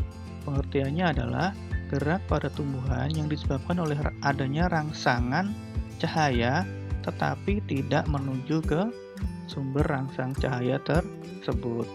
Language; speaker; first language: Indonesian; native; Indonesian